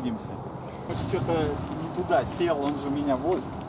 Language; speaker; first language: Russian; native; Russian